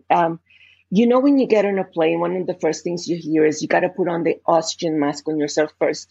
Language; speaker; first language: English; non-native, fluent; Spanish